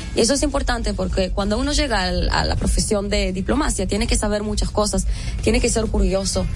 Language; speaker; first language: Spanish; non-native, fluent; Hebrew